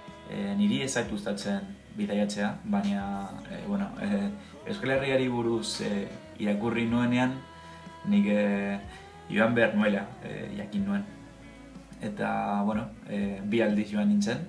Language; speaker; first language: Basque; non-native, learner; Spanish